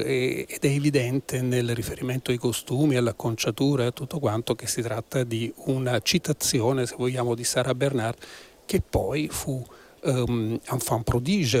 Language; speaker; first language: Italian; native; Italian